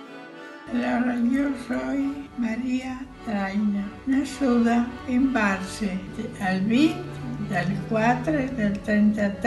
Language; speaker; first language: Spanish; early bilingual, other home language; Italian